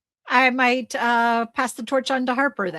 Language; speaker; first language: English; native; English